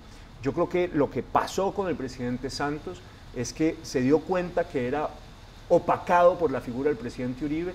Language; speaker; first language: Spanish; native; Spanish